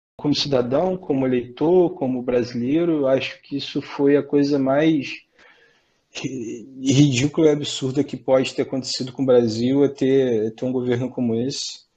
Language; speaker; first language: Portuguese; native; Portuguese